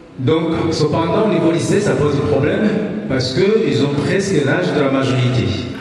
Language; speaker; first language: French; non-native, local second language; Kinyarwanda